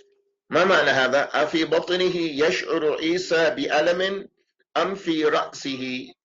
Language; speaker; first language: Arabic; non-native, fluent; English